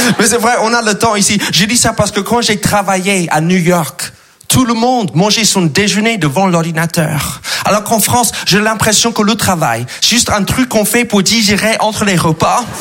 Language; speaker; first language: French; non-native, fluent; English